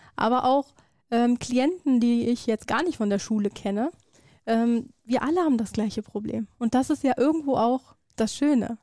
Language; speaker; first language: German; early bilingual, other home language; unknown